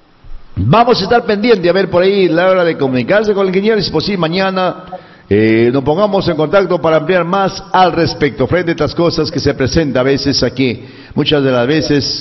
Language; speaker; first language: Spanish; native; Spanish